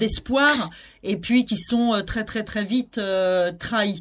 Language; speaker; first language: French; native; French